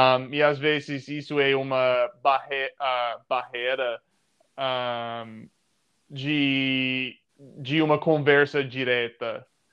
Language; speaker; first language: Portuguese; non-native, fluent; English